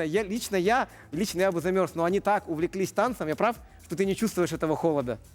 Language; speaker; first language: Russian; native; Russian